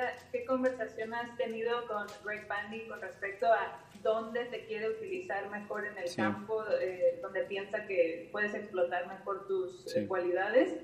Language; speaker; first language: Spanish; native; Spanish